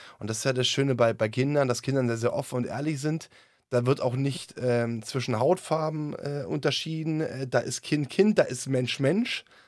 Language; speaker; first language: German; native; German